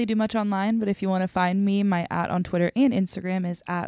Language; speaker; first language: English; native; English